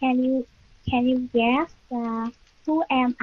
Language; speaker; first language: English; non-native, learner; Vietnamese